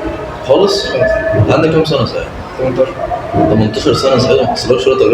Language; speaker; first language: Arabic; native; Arabic